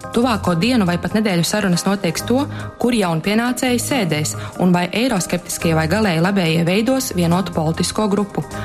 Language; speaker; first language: Latvian; native; Latvian